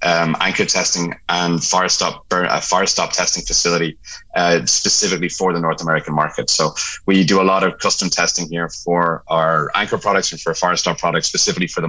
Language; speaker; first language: English; native; English